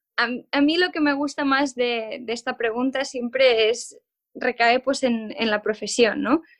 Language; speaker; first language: Spanish; non-native, local second language; Catalan